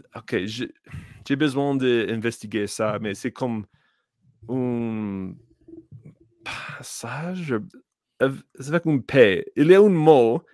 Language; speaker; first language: French; non-native, learner; English